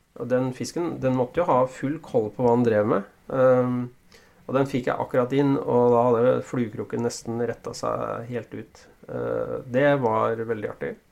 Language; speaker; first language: Norwegian; native; Norwegian